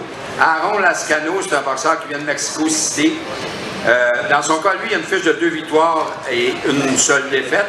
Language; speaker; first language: French; native; French